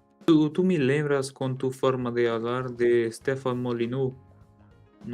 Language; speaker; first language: Spanish; non-native, learner; Portuguese